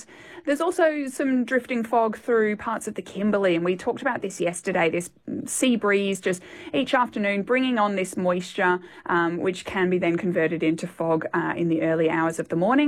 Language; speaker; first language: English; native; English